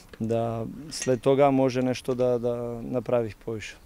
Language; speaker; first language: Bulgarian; non-native, learner; Serbian